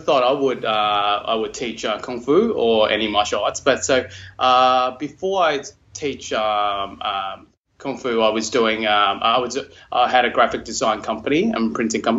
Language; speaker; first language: English; non-native, local second language; Cantonese